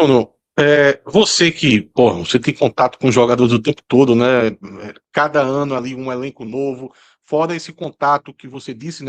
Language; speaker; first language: Portuguese; native; Portuguese